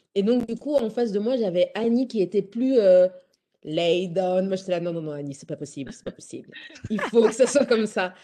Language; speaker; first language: French; native; French